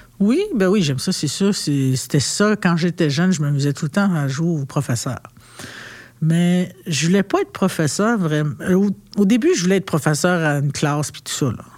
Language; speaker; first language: French; non-native, local second language; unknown